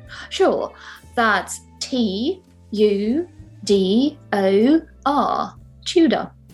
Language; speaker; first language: English; non-native, fluent; Ukrainian